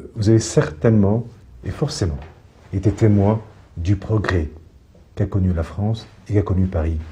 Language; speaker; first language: French; non-native, local second language; Arabic